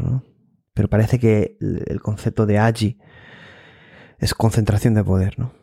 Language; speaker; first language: Spanish; native; Spanish